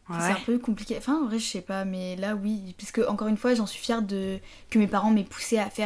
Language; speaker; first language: French; native; French